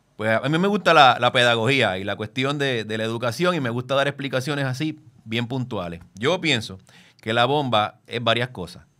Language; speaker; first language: Spanish; native; Spanish